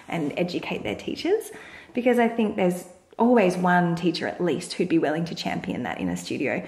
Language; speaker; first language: English; native; English